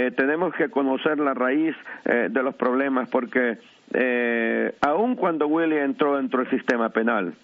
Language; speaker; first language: Spanish; native; Spanish